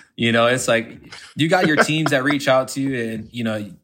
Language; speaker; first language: English; native; English